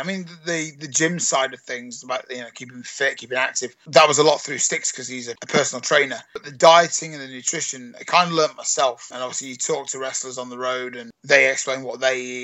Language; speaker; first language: English; native; English